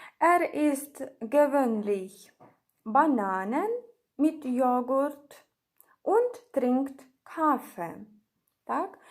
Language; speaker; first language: German; non-native, fluent; Ukrainian